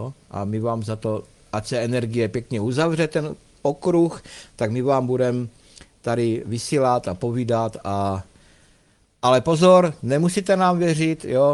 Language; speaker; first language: Czech; native; Czech